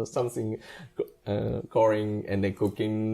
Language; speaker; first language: English; non-native, learner; Japanese